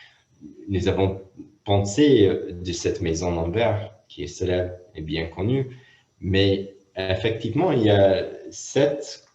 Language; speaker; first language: French; non-native, fluent; English